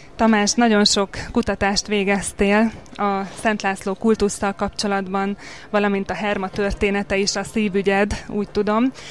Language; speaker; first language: Hungarian; native; Hungarian